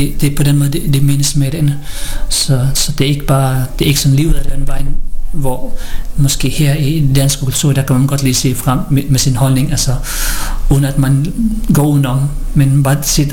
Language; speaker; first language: Danish; non-native, fluent; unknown